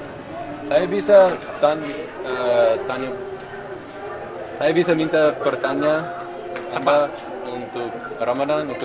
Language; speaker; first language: Indonesian; non-native, learner; English